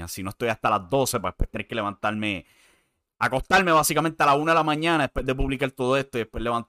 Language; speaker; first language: Spanish; native; Spanish